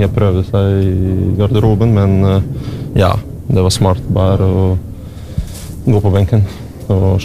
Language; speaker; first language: Norwegian; non-native, fluent; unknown